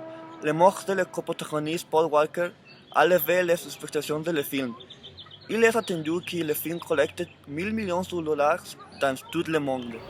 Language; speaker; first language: French; non-native, learner; Spanish